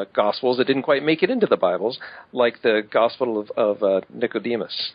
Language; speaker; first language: English; native; English